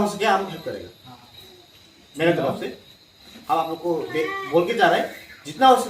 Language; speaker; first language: Hindi; non-native, local second language; Garo